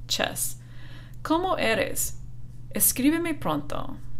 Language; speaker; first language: Spanish; non-native, fluent; English